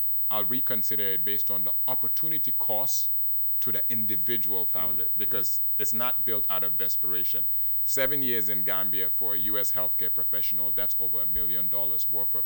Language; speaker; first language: English; non-native, local second language; Wolof